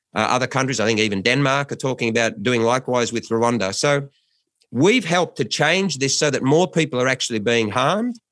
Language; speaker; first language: English; native; English